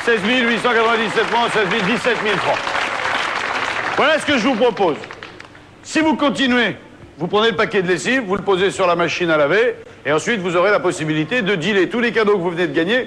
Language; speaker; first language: French; native; French